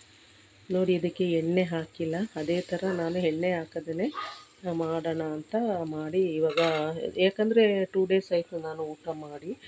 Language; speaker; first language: Kannada; native; Kannada